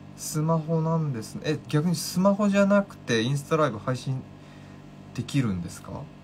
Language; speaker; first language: Japanese; native; Japanese